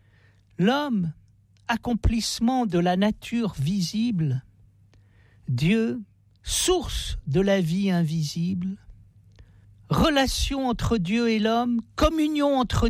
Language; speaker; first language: French; native; French